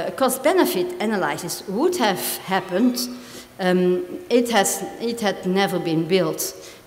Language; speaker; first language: English; non-native, fluent; Dutch